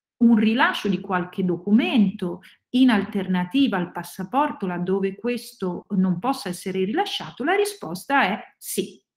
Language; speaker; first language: Italian; native; Italian